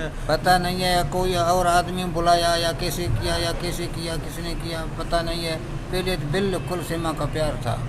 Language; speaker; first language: Hindi; non-native, local second language; Baluchi